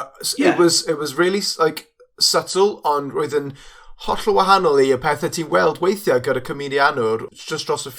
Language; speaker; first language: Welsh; non-native, local second language; English